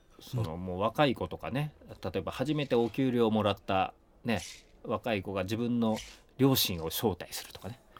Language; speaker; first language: Japanese; native; Japanese